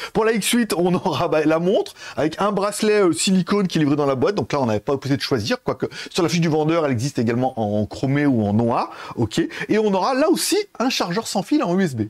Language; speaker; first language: French; native; French